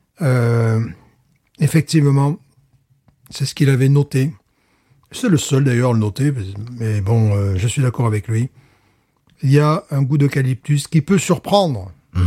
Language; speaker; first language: French; native; French